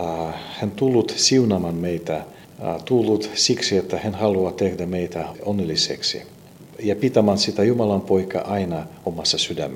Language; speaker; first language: Finnish; non-native, fluent; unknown